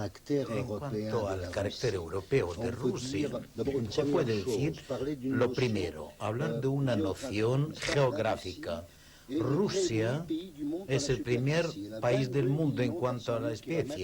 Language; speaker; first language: Spanish; non-native, fluent; Russian